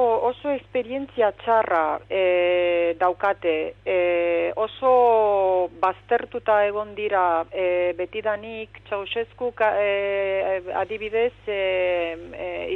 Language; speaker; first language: Basque; non-native, fluent; Romanian